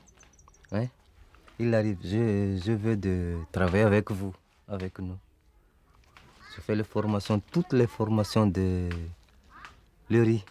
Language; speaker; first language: French; non-native, local second language; Malagasy